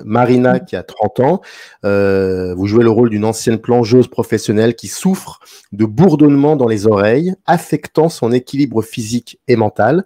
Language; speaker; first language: French; native; French